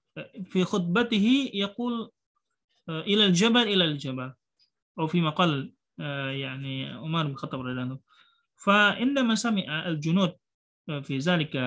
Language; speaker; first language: Arabic; non-native, fluent; Indonesian